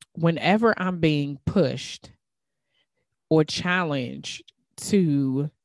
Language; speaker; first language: English; native; English